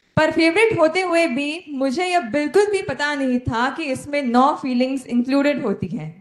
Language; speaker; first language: Hindi; non-native, local second language; Konkani